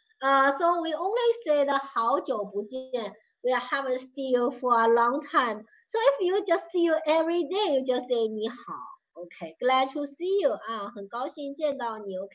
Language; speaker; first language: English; non-native, fluent; Chinese